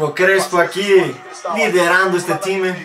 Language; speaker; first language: Portuguese; non-native, learner; Spanish